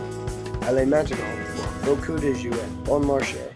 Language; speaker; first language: French; non-native, learner; English